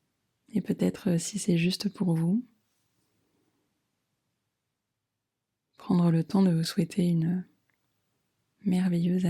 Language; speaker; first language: French; native; French